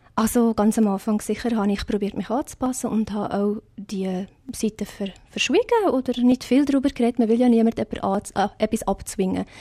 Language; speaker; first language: German; non-native, fluent; Afrikaans